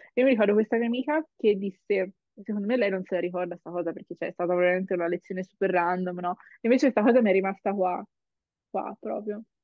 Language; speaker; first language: Italian; native; Italian